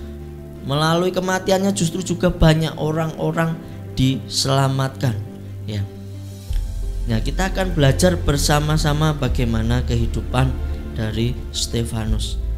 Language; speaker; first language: Indonesian; native; Indonesian